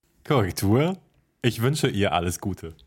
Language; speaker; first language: German; non-native, fluent; Arabic